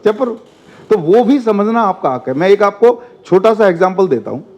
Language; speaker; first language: Hindi; non-native, local second language; Telugu